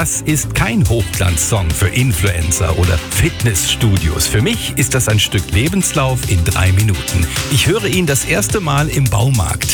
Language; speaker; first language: German; native; German